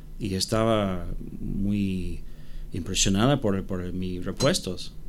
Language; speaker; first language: Spanish; non-native, learner; English